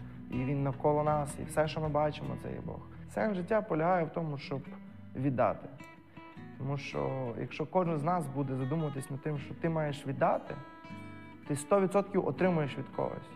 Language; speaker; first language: Ukrainian; native; Ukrainian